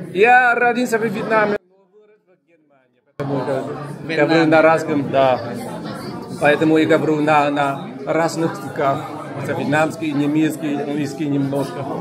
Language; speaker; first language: Russian; non-native, learner; Vietnamese